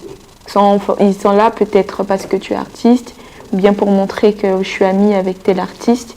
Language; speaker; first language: French; non-native, local second language; Sango